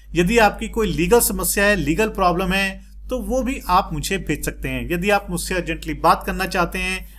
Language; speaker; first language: Hindi; native; Hindi